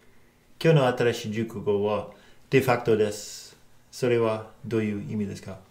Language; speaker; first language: Japanese; non-native, learner; English